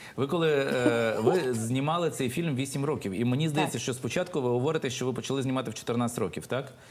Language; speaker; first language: Ukrainian; native; Ukrainian